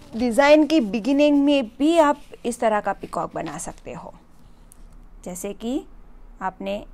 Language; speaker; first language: Hindi; non-native, local second language; Gujarati